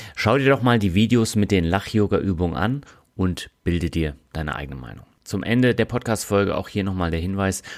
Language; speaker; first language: German; native; German